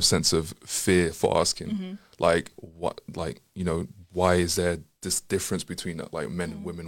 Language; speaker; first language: English; native; English